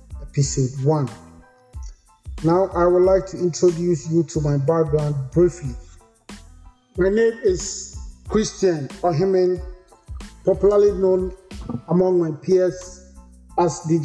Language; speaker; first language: English; non-native, local second language; Akan